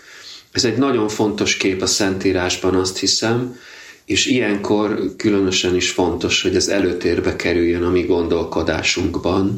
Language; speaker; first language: Hungarian; native; Hungarian